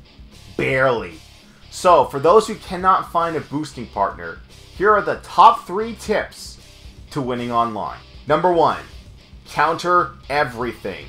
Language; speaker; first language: English; native; English